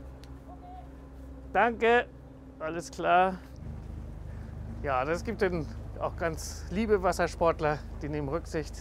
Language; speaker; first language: German; native; German